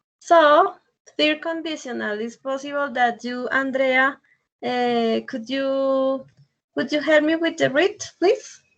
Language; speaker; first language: English; non-native, learner; Spanish